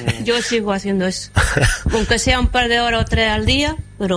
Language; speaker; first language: Spanish; non-native, fluent; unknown